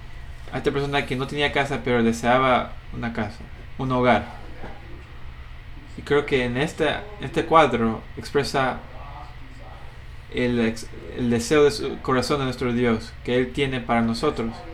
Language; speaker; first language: Spanish; non-native, fluent; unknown